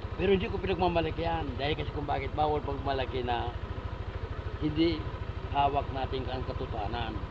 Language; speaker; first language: Filipino; non-native, local second language; Bikol